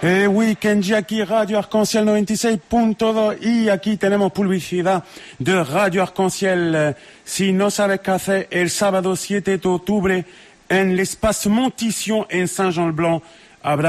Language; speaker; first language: Spanish; native; Spanish